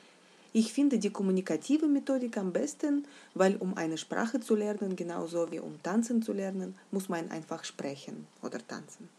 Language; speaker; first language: German; non-native, fluent; Russian